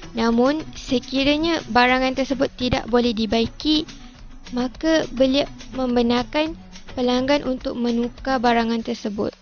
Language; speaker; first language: Malay; native; Malay